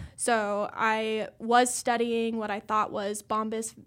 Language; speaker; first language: English; native; English